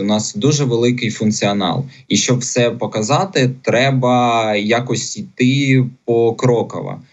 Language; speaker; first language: Ukrainian; non-native, local second language; Russian